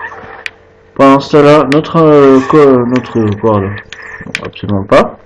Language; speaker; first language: French; native; French